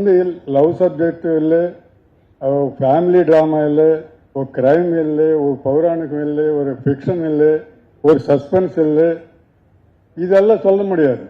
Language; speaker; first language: Tamil; non-native, learner; Telugu